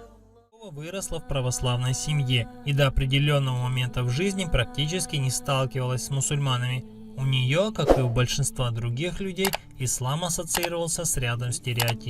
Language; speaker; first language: Russian; native; Russian